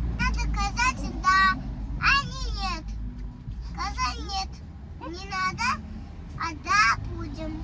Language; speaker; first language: Russian; early bilingual, other home language; Armenian